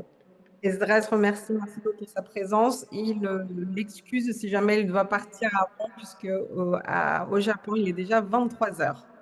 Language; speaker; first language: French; non-native, fluent; Portuguese